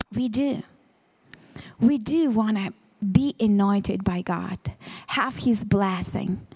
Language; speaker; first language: English; non-native, fluent; Ukrainian